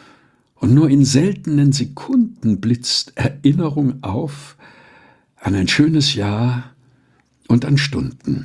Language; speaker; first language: German; native; German